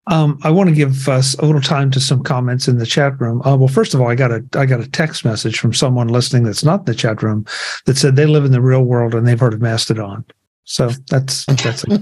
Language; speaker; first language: English; native; English